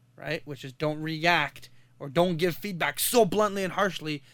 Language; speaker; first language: English; non-native, fluent; Arabic